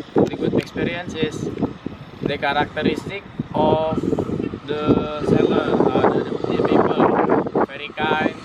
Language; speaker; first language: English; non-native, learner; Indonesian